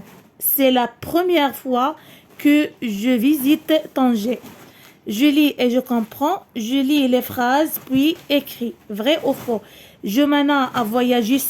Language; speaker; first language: French; non-native, local second language; Arabic